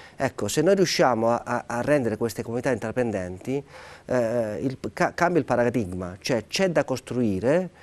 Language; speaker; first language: Italian; native; Italian